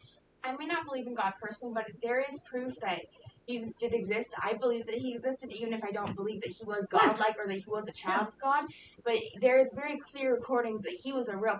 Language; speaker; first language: English; native; English